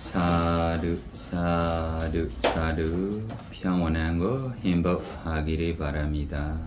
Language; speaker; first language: Korean; non-native, fluent; Burmese